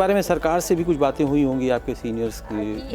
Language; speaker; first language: Hindi; native; Hindi